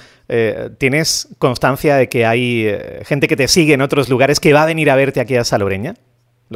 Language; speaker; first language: Spanish; native; Spanish